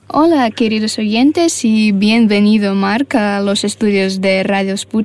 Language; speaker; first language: Spanish; non-native, fluent; Russian